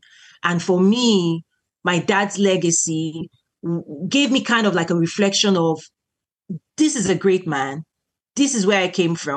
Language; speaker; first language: English; non-native, local second language; Yoruba